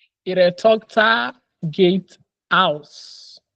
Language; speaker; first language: German; non-native, learner; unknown